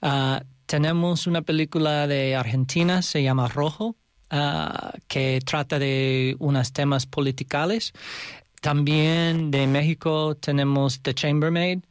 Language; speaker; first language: Spanish; non-native, learner; English